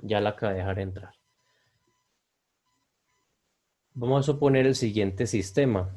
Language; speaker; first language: Spanish; native; Spanish